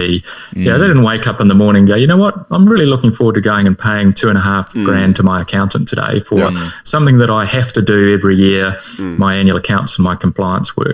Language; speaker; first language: English; native; English